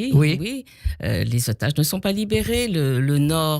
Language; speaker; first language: French; native; French